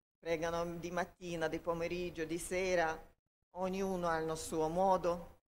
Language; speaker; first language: Italian; non-native, learner; Ukrainian